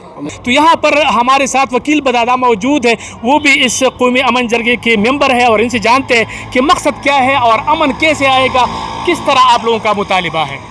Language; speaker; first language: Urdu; non-native, local second language; Pashto